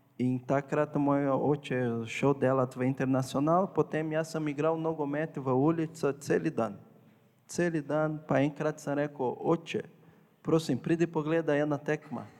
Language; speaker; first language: Slovenian; non-native, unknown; Portuguese